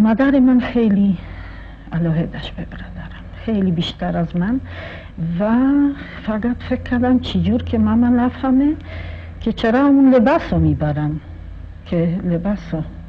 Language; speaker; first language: Persian; non-native, fluent; Polish